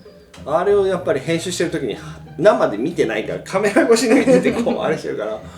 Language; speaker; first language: Japanese; native; Japanese